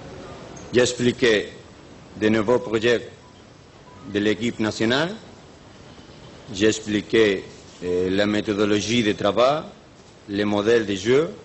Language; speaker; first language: French; non-native, learner; Spanish